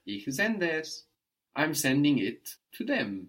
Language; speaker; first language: German; non-native, fluent; English